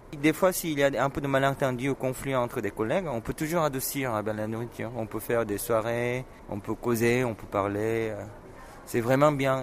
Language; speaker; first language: French; non-native, fluent; Korean